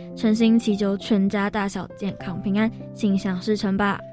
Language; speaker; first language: Chinese; native; Chinese